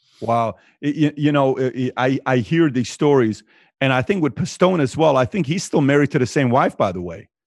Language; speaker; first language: English; native; English